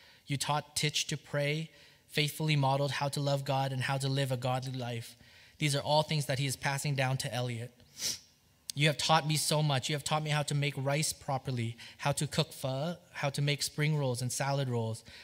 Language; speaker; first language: English; early bilingual, other home language; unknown